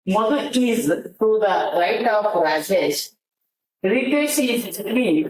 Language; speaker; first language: English; non-native, local second language; Kannada